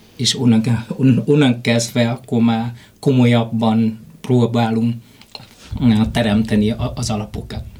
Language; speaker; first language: Hungarian; non-native, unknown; Vietnamese